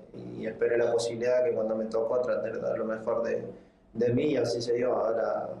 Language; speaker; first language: Spanish; native; Spanish